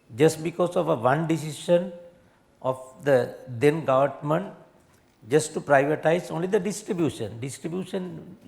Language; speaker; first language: English; non-native, local second language; Sinhala